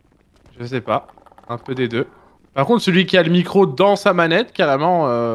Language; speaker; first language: French; native; French